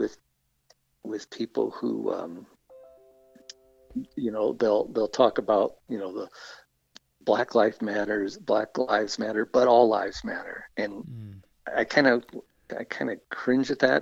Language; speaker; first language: English; native; English